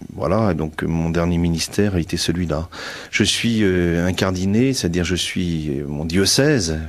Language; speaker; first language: French; native; French